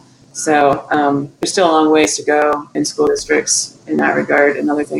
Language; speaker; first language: English; native; English